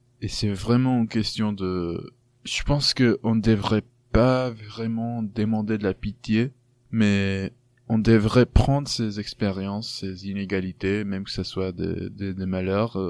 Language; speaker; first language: French; non-native, fluent; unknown